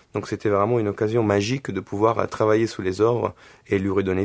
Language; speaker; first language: French; non-native, fluent; Italian